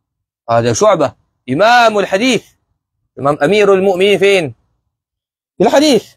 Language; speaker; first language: Arabic; non-native, fluent; Malay